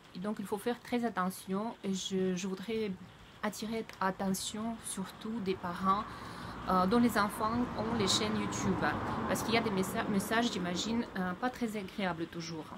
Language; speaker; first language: French; non-native, fluent; Russian